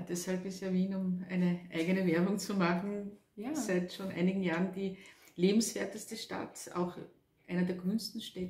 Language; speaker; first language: German; native; German